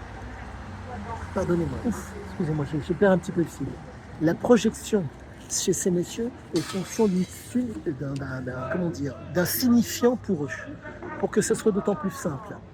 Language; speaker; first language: French; native; French